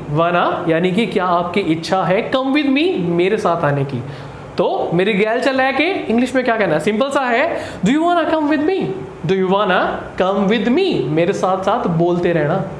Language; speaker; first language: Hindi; native; Hindi